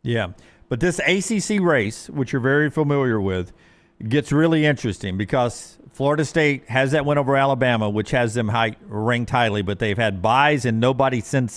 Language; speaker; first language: English; native; English